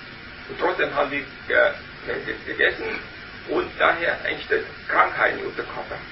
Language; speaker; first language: German; non-native, learner; Vietnamese